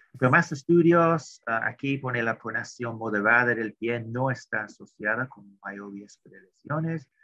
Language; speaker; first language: Spanish; non-native, fluent; English